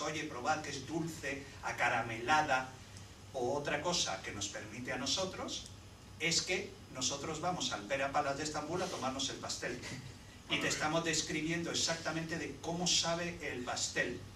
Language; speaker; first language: Spanish; native; Spanish